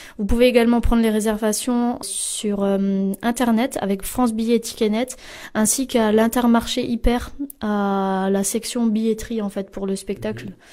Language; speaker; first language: French; native; French